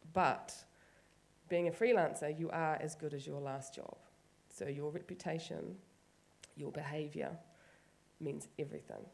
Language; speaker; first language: English; native; English